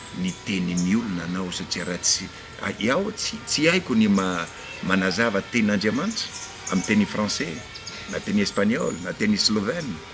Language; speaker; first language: Malagasy; non-native, learner; Spanish